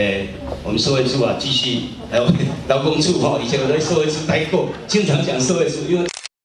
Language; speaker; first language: Chinese; native; Chinese